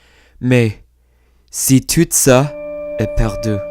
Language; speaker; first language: French; non-native, learner; English